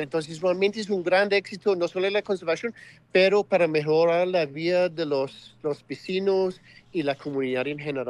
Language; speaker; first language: Spanish; non-native, fluent; English